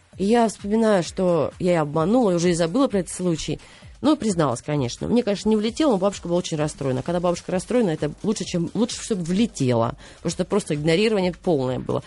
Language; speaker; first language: Russian; native; Russian